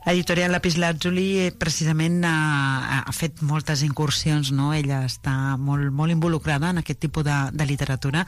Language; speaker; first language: Catalan; native; Catalan